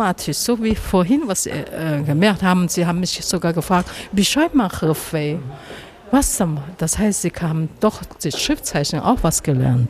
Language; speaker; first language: German; non-native, learner; Chinese